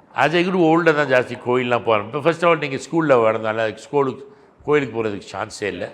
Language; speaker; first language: English; non-native, local second language; Tamil